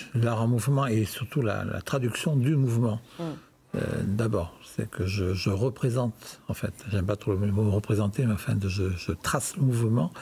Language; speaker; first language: French; native; French